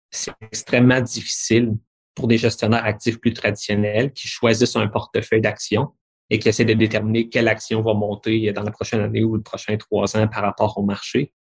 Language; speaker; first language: French; native; French